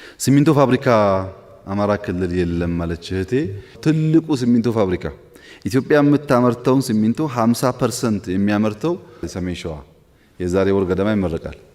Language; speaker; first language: Amharic; non-native, local second language; Oromo